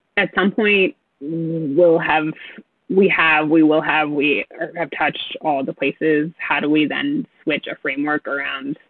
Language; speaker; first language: English; native; English